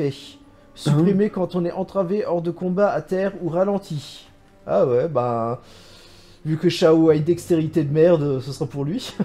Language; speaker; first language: French; native; French